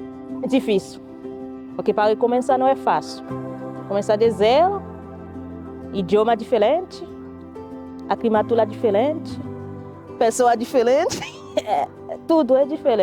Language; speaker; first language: Portuguese; non-native, learner; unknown